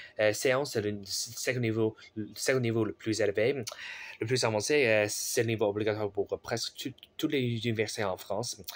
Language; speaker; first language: French; non-native, fluent; Chinese